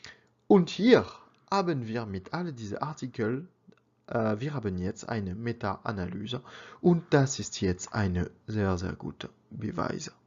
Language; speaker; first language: German; non-native, learner; French